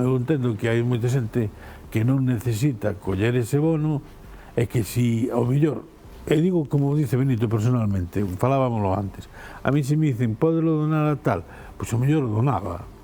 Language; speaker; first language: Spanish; native; Spanish